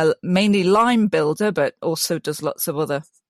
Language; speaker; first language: English; native; English